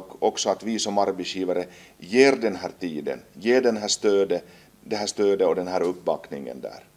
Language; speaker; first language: Swedish; native; Swedish